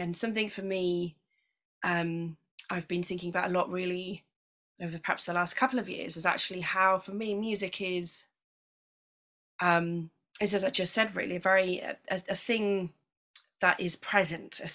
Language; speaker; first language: English; native; English